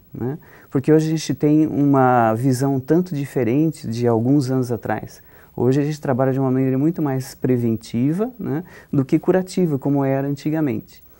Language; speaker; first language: Portuguese; native; Portuguese